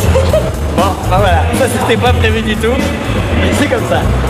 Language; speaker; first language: French; native; French